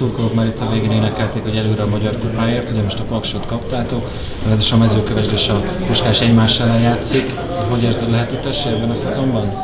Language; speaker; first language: Hungarian; native; Hungarian